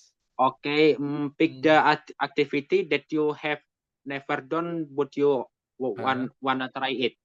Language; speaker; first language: English; non-native, learner; Indonesian